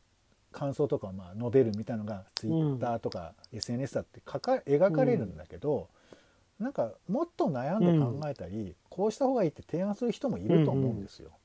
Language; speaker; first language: Japanese; native; Japanese